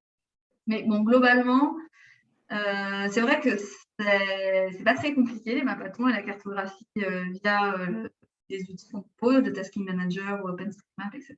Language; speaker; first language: French; native; French